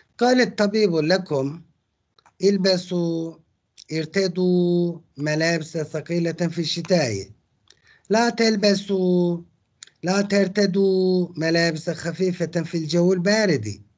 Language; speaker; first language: Arabic; non-native, fluent; Turkish